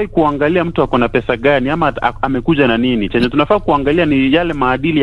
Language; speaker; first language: Swahili; non-native, local second language; Gusii